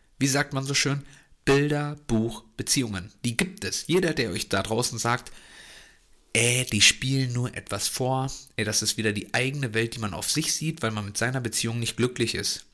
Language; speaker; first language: German; native; German